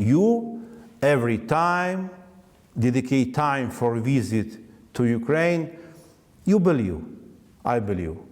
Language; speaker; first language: English; non-native, learner; Ukrainian